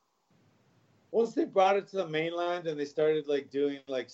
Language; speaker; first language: English; native; English